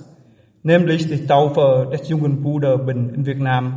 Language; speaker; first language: German; non-native, learner; Vietnamese